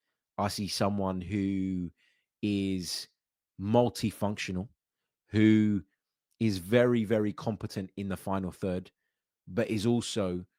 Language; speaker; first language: English; native; English